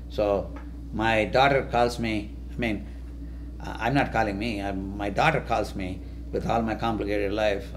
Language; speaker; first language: English; non-native, local second language; Telugu